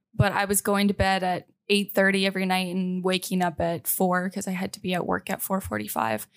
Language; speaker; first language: English; native; English